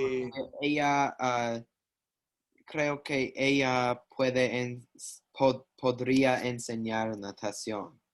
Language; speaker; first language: Spanish; non-native, learner; English